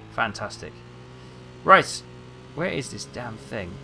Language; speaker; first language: English; native; English